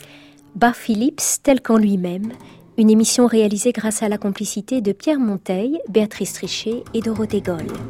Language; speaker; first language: French; native; French